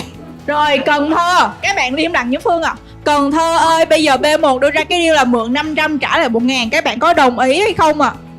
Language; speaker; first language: Vietnamese; native; Vietnamese